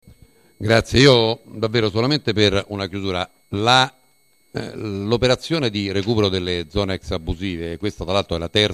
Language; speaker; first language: Italian; native; Italian